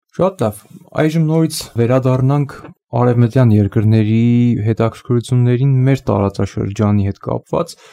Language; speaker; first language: Armenian; native; Armenian